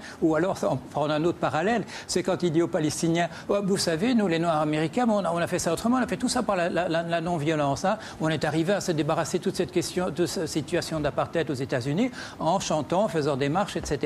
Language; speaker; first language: French; native; French